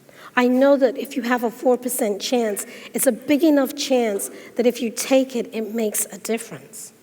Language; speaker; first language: English; native; English